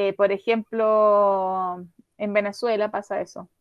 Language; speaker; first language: Spanish; native; Spanish